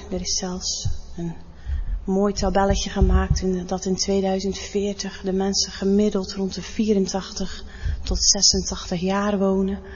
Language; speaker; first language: Dutch; native; Dutch